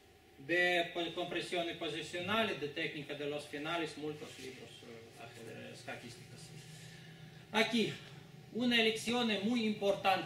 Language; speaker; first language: Spanish; non-native, fluent; Russian